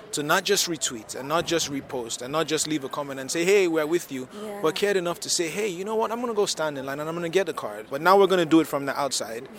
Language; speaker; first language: English; non-native, local second language; Yoruba